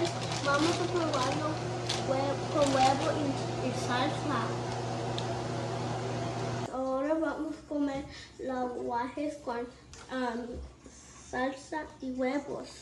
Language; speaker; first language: Spanish; early bilingual, heritage; English